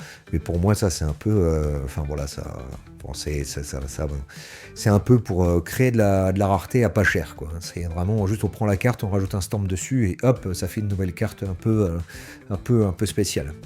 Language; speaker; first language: French; native; French